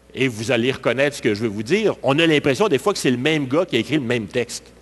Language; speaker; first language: French; native; French